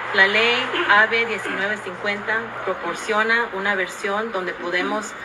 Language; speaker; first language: Spanish; early bilingual, other home language; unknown